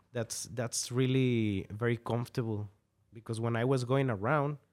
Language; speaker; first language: English; non-native, fluent; Spanish